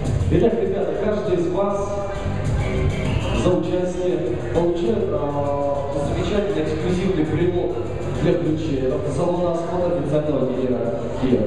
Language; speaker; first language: Russian; native; Russian